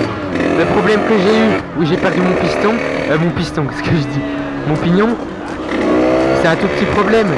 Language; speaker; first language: French; native; French